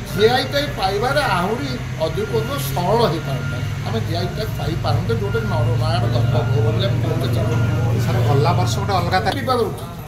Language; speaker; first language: Odia; native; Odia